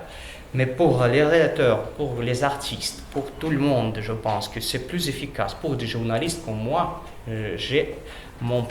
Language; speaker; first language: French; non-native, learner; Russian